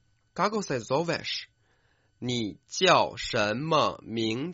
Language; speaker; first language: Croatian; non-native, fluent; Chinese